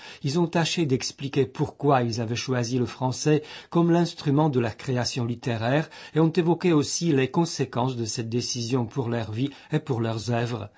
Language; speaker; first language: French; non-native, fluent; Czech